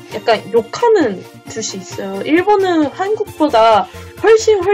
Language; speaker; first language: Korean; non-native, fluent; Japanese